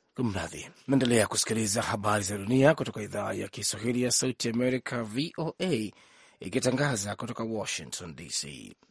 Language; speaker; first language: Swahili; native; Swahili